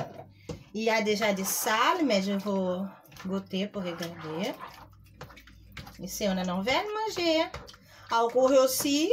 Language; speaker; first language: French; non-native, learner; Portuguese